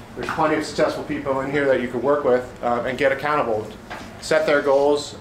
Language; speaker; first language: English; native; English